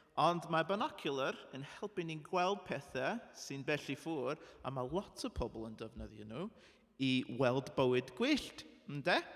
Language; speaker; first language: Welsh; non-native, local second language; English